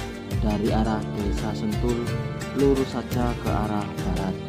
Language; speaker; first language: Indonesian; non-native, local second language; Javanese